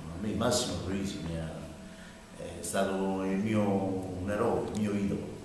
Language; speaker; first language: Italian; native; Italian